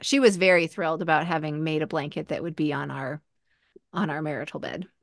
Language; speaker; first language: English; native; English